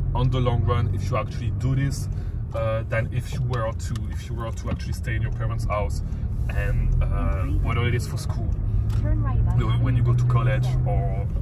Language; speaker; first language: English; non-native, fluent; French